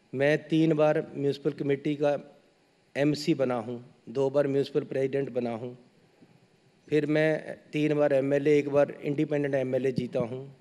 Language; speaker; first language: Hindi; native; Hindi